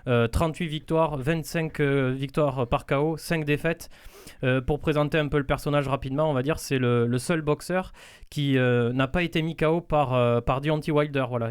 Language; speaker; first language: French; native; French